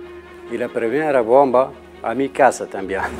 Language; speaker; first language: Spanish; non-native, learner; Arabic